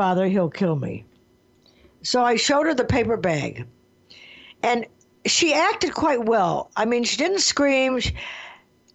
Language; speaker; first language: English; native; English